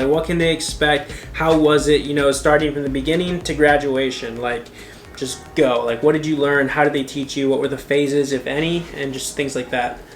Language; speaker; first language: English; native; English